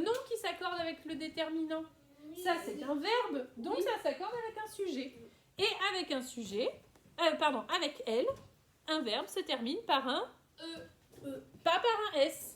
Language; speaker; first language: French; native; French